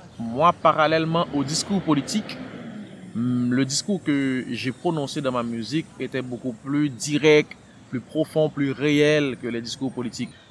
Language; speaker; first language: French; non-native, local second language; Haitian Creole